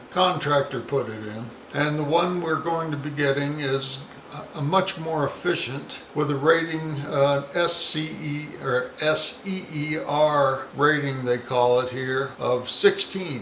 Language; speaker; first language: English; native; English